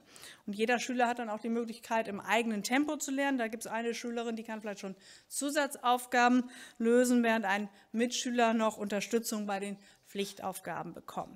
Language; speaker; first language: German; native; German